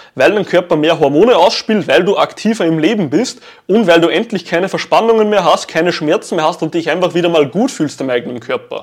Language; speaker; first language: German; native; German